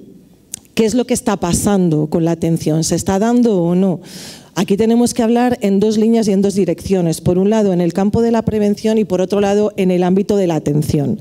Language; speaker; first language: Spanish; native; Spanish